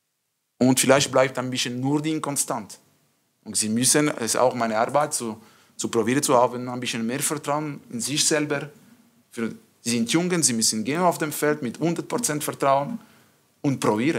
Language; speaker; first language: German; non-native, learner; French